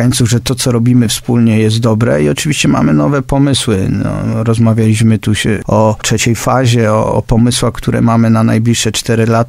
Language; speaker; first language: Polish; native; Polish